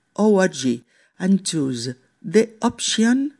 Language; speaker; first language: English; non-native, learner; Spanish